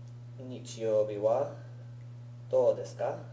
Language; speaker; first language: Japanese; non-native, learner; English